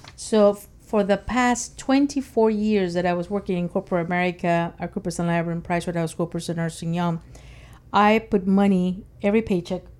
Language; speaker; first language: English; early bilingual, other home language; Spanish